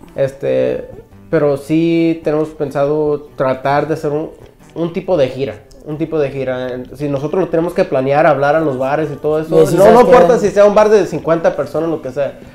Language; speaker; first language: Spanish; early bilingual, heritage; Spanish